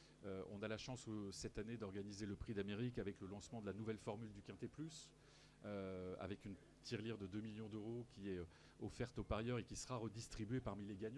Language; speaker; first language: French; native; French